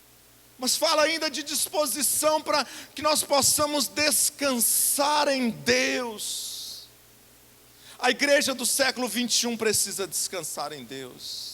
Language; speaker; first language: Portuguese; native; Portuguese